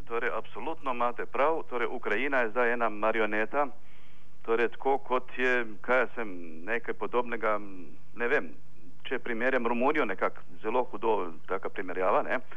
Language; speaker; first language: Slovenian; non-native, fluent; Ukrainian